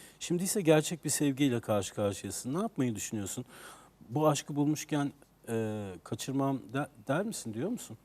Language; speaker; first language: Turkish; native; Turkish